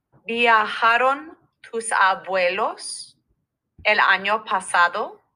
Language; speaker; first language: Spanish; non-native, fluent; English